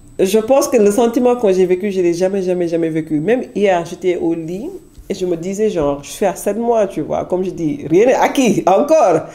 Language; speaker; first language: French; non-native, local second language; Wolof